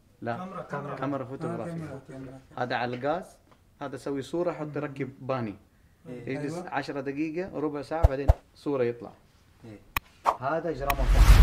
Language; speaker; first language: Arabic; non-native, learner; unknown